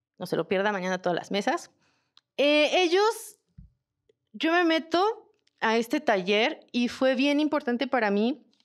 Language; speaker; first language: Spanish; native; Spanish